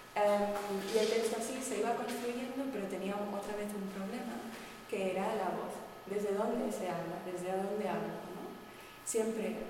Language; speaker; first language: Spanish; non-native, local second language; Catalan